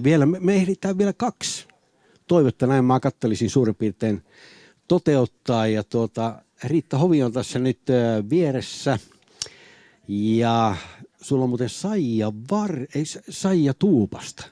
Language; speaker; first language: Finnish; native; Finnish